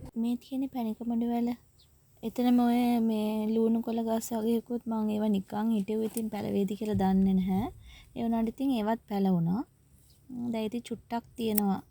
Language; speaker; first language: Sinhala; native; Sinhala